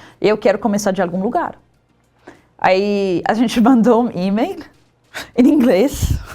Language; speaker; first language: Portuguese; non-native, fluent; Arabic